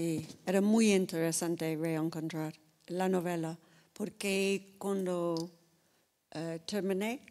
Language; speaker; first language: Spanish; non-native, fluent; English